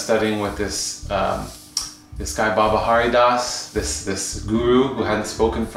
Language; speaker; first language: English; native; English